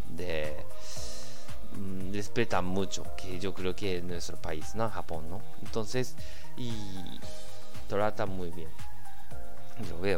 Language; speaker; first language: Spanish; non-native, learner; Japanese